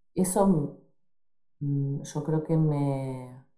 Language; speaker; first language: Spanish; native; Spanish